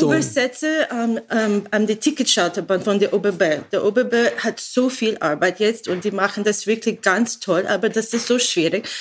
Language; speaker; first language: German; non-native, learner; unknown